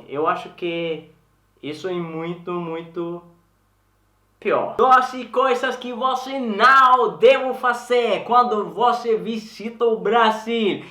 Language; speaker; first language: Portuguese; non-native, learner; Swedish